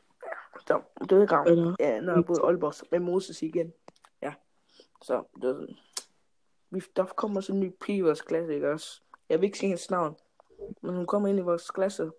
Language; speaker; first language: Danish; early bilingual, other home language; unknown